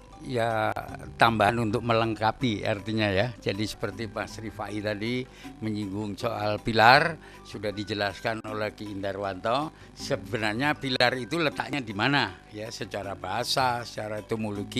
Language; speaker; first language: Indonesian; native; Indonesian